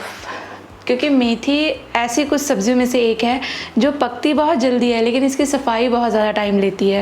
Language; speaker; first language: Hindi; native; Hindi